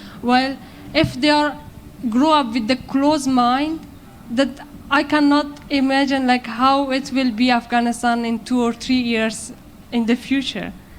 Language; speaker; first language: English; non-native, learner; Persian